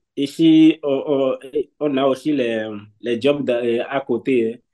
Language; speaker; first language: French; non-native, local second language; Fon